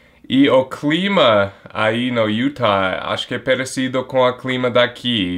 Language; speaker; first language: Portuguese; non-native, fluent; English